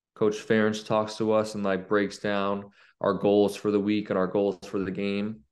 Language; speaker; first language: English; native; English